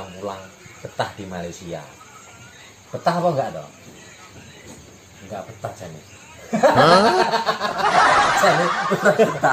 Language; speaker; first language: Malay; non-native, local second language; Javanese